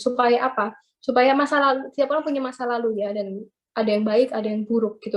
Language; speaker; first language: Indonesian; native; Indonesian